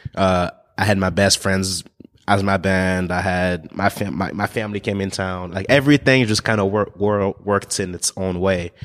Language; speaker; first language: English; non-native, fluent; French